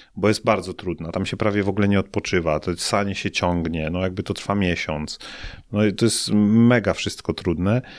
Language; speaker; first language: Polish; native; Polish